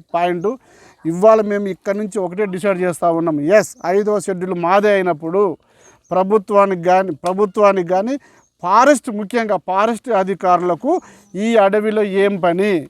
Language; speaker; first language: Telugu; non-native, local second language; Koya